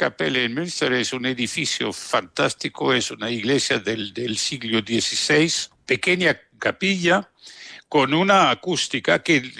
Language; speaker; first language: Spanish; non-native, fluent; German